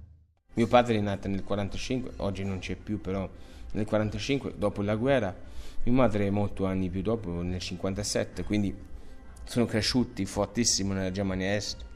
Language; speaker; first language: Italian; non-native, fluent; German